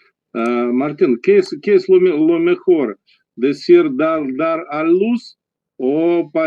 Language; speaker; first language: Spanish; non-native, learner; Russian